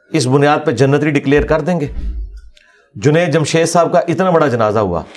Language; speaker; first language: Urdu; non-native, local second language; Punjabi